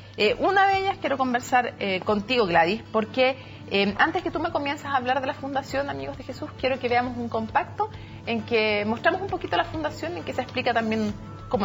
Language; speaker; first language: Spanish; native; Spanish